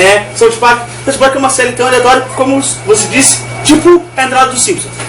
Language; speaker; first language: Portuguese; native; Portuguese